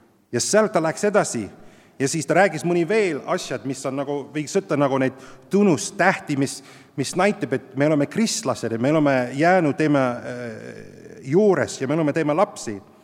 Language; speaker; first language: Estonian; non-native, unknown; English